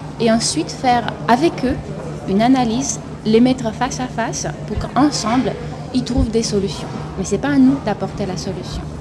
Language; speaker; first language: French; non-native, fluent; Romanian